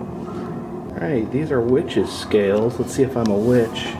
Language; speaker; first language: English; native; English